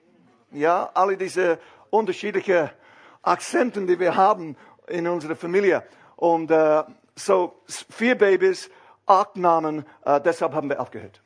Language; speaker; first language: German; non-native, fluent; English